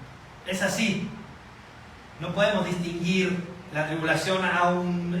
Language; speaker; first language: Spanish; native; Spanish